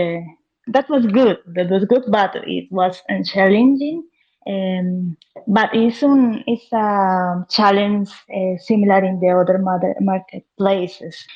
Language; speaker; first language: English; non-native, learner; Spanish